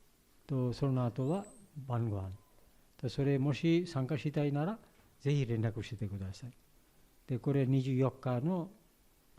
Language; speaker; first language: Japanese; non-native, learner; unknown